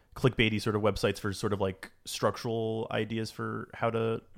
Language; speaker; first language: English; native; English